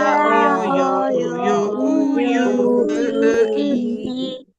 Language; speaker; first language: Korean; non-native, learner; Indonesian